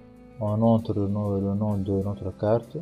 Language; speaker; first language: French; non-native, local second language; Arabic